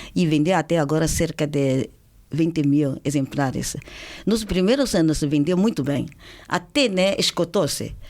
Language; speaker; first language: Portuguese; non-native, fluent; Chinese